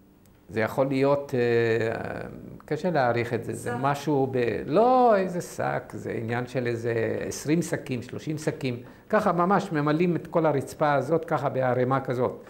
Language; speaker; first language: Hebrew; non-native, fluent; Arabic